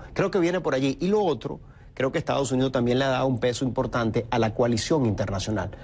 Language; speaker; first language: Spanish; native; Spanish